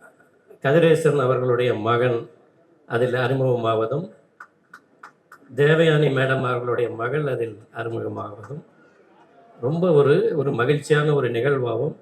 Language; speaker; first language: Tamil; native; Tamil